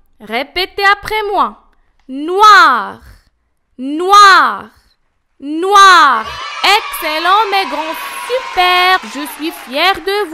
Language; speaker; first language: French; non-native, local second language; Arabic